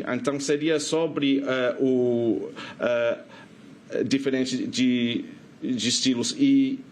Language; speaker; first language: Portuguese; non-native, fluent; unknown